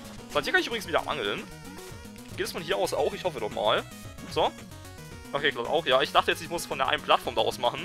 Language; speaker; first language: German; native; German